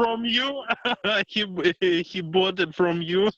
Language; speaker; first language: English; non-native, learner; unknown